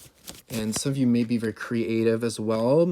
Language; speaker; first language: English; native; English